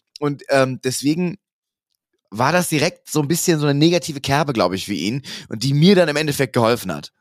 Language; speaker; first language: German; native; German